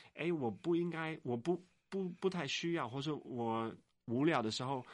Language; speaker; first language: Chinese; non-native, fluent; Dutch